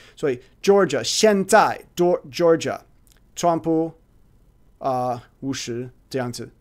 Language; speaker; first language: Chinese; non-native, learner; English